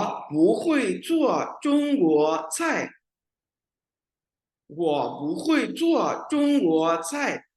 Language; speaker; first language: Chinese; non-native, fluent; Urdu